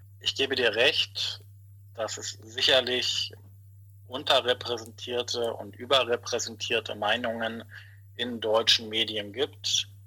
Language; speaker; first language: German; native; German